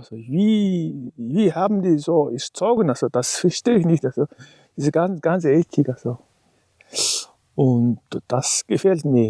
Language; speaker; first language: German; non-native, learner; Mongolian